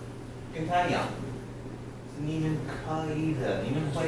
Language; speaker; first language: Chinese; non-native, learner; English